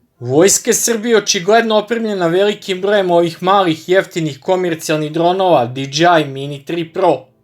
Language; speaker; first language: Serbian; native; Serbian